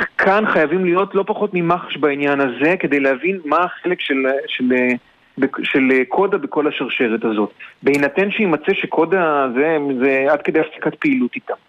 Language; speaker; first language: Hebrew; native; Hebrew